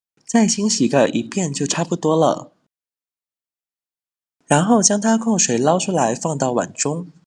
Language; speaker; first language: Chinese; native; Chinese